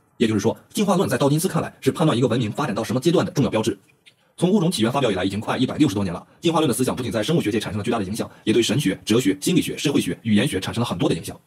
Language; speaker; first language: Chinese; native; Chinese